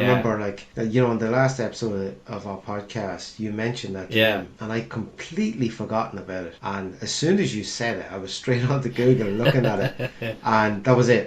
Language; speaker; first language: English; native; English